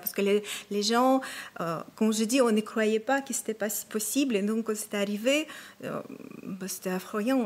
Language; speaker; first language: French; non-native, fluent; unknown